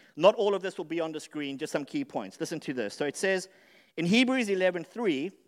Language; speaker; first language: English; native; English